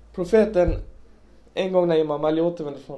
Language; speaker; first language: Swedish; early bilingual, other home language; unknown